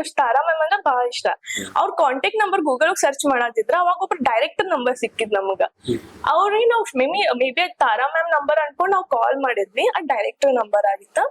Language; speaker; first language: Kannada; native; Kannada